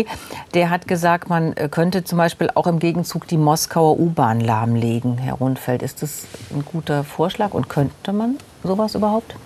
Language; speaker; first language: German; native; German